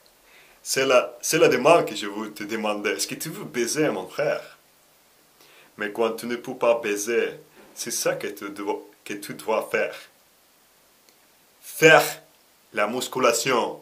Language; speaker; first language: French; non-native, learner; Russian